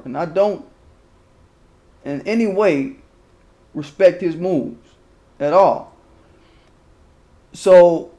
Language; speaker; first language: English; native; English